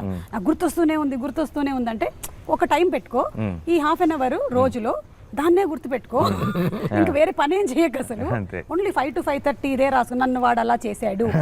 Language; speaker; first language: Telugu; native; Telugu